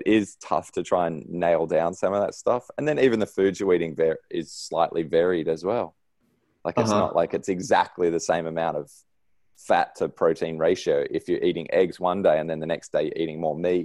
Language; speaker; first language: English; native; English